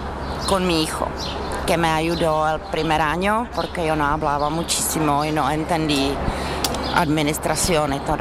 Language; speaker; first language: Spanish; non-native, fluent; Czech